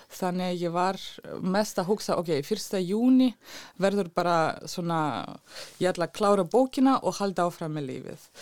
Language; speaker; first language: Icelandic; non-native, fluent; Ukrainian